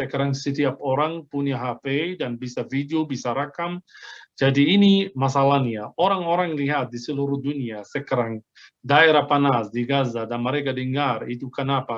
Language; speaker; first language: Indonesian; non-native, fluent; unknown